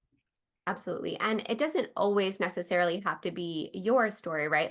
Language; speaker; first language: English; native; English